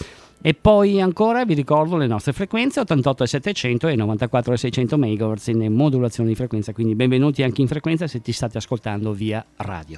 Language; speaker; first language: Italian; native; Italian